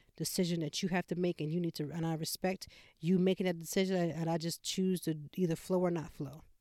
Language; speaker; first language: English; native; English